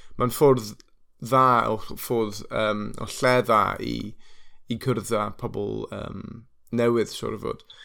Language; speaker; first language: Welsh; non-native, learner; English